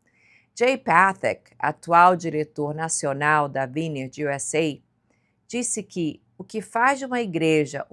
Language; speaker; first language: Portuguese; native; Portuguese